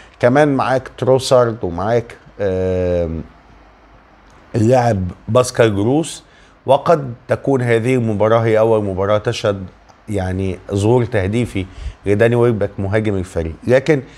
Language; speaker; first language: Arabic; native; Arabic